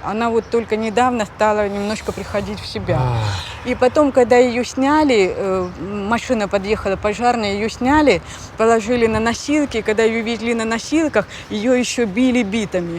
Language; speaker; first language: Russian; native; Russian